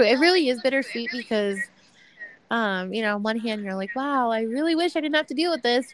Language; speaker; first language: English; native; English